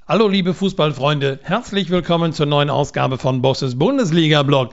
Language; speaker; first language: German; native; German